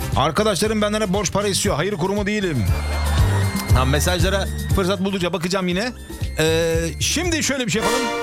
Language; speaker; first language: Turkish; early bilingual, heritage; Turkish